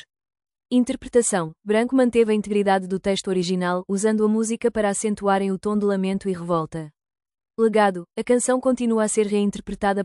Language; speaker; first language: Portuguese; native; Portuguese